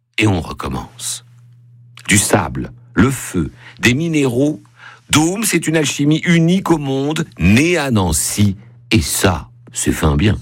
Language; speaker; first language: French; native; French